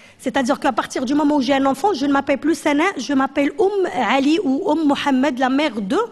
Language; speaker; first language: French; non-native, local second language; Arabic